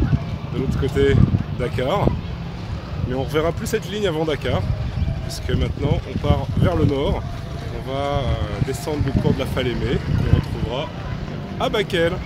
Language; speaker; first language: French; native; French